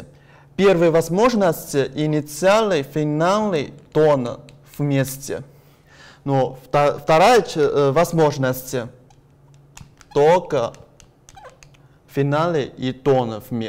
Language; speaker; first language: Russian; non-native, learner; Chinese